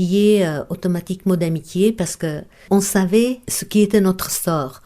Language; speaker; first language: French; non-native, fluent; Czech